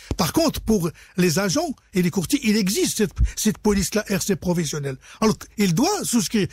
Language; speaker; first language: French; non-native, local second language; Arabic